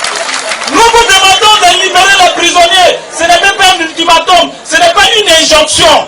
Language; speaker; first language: French; non-native, local second language; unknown